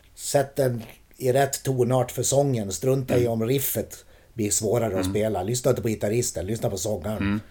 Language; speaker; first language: Swedish; native; Swedish